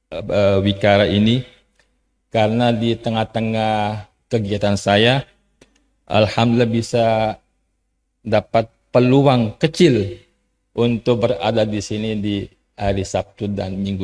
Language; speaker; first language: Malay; non-native, fluent; Javanese